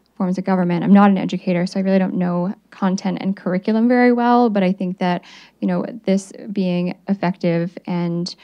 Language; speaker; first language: English; native; English